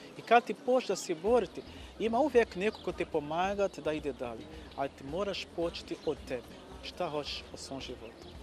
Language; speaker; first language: Bosnian; non-native, learner; Portuguese